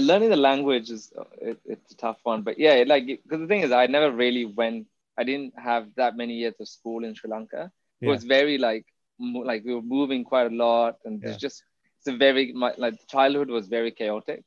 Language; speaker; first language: English; non-native, local second language; Tamil